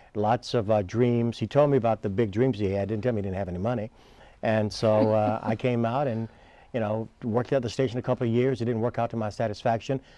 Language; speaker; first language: English; native; English